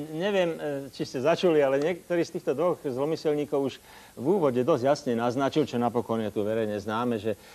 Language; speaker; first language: Slovak; native; Slovak